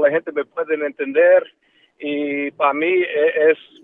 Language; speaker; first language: Spanish; early bilingual, heritage; Spanish